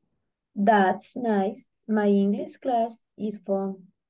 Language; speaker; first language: English; non-native, learner; Spanish